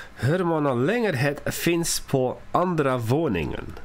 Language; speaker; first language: Swedish; non-native, learner; English